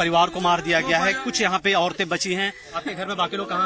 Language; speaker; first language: Hindi; native; Hindi